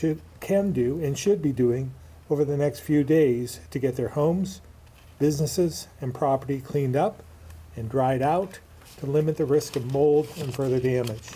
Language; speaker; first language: English; native; English